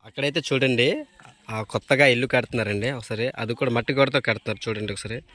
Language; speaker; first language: Telugu; non-native, local second language; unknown